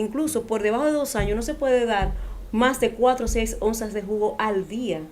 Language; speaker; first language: Spanish; native; Spanish